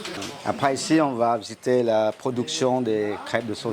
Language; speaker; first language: French; non-native, fluent; Khmer